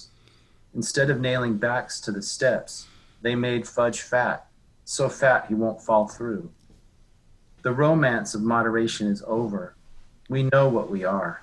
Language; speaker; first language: English; native; English